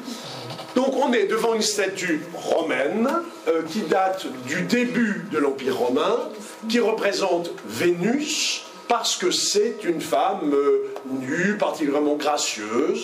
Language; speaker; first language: French; native; French